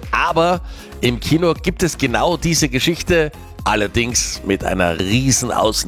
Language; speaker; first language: German; native; German